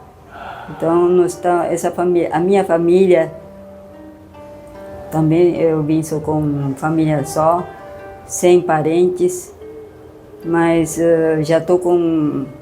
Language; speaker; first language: Portuguese; early bilingual, other home language; Japanese